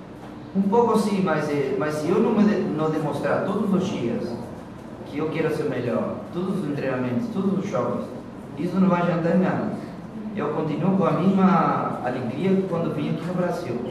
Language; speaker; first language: Portuguese; non-native, fluent; Spanish